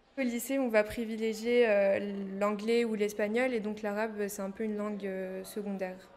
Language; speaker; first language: French; native; French